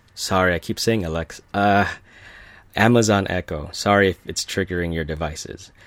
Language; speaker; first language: English; early bilingual, other home language; Filipino